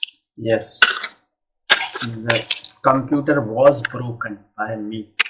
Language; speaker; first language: English; non-native, local second language; Hindi